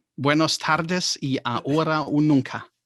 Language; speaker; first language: Spanish; non-native, learner; English